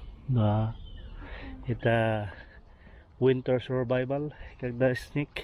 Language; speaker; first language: Russian; non-native, learner; Filipino